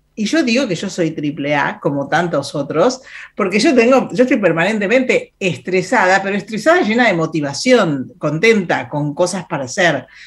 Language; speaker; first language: Spanish; native; Spanish